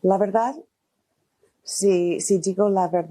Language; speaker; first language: Spanish; non-native, fluent; English